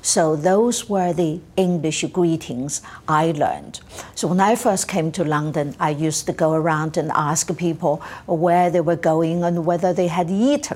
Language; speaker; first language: English; non-native, fluent; Chinese